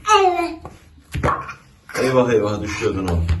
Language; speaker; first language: Turkish; native; Turkish